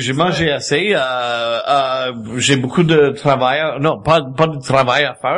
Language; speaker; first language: French; non-native, fluent; English